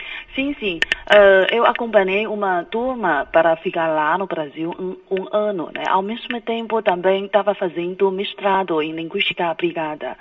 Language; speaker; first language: Portuguese; non-native, fluent; Chinese